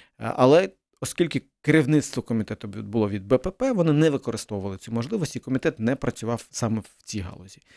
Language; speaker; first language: Ukrainian; early bilingual, other home language; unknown